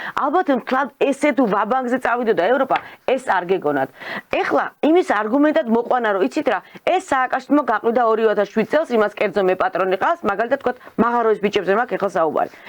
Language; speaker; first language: Georgian; native; Georgian